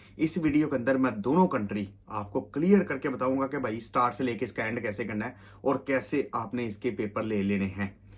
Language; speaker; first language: Urdu; non-native, local second language; Punjabi